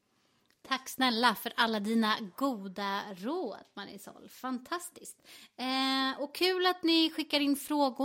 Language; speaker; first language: Swedish; native; Swedish